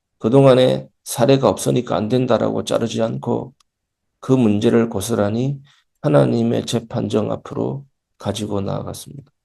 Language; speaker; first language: Korean; native; Korean